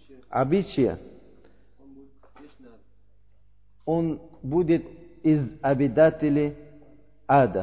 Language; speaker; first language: Russian; non-native, learner; Uzbek